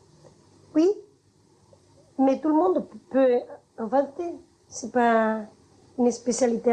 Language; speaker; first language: French; non-native, fluent; Spanish